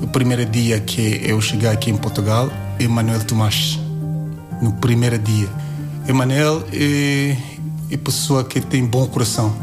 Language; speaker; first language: Portuguese; non-native, learner; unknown